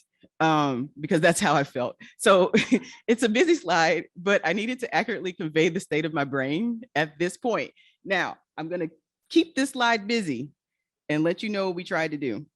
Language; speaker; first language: English; native; English